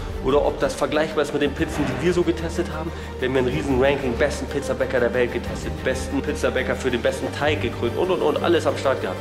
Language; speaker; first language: German; native; German